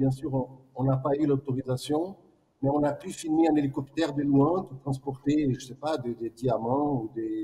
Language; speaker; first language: French; non-native, fluent; Portuguese